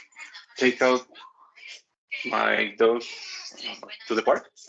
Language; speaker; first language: English; non-native, learner; Spanish